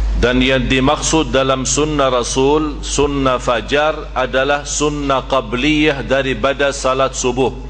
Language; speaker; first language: Malay; non-native, fluent; Arabic